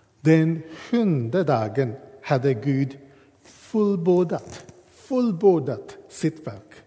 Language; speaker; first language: Swedish; non-native, fluent; English